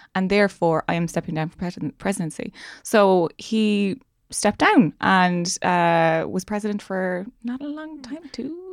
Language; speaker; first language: English; native; English